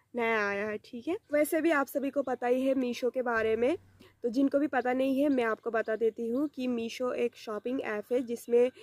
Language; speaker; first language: Hindi; non-native, local second language; Bangla